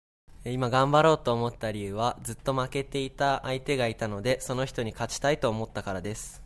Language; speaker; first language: Japanese; native; Japanese